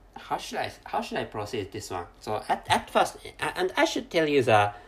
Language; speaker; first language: English; non-native, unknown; Japanese